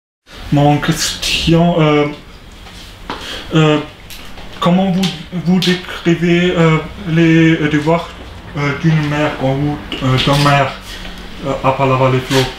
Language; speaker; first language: French; non-native, learner; German